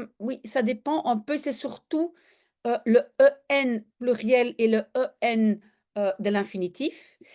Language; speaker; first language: French; native; French